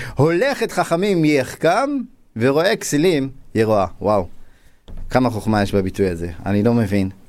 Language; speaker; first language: Hebrew; native; Hebrew